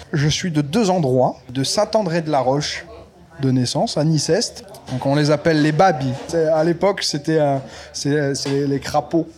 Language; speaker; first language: French; native; French